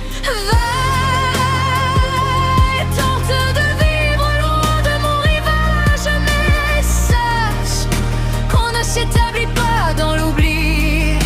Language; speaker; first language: French; native; French